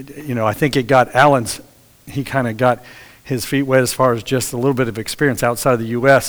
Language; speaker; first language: English; native; English